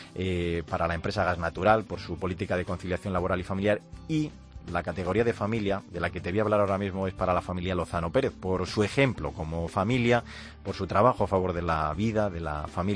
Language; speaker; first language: Spanish; native; Spanish